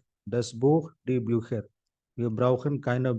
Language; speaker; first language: German; non-native, fluent; Hindi